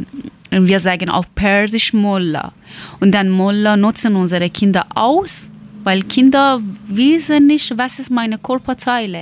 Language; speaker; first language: German; non-native, learner; Persian